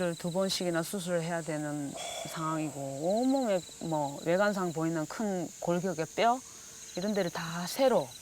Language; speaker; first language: Korean; native; Korean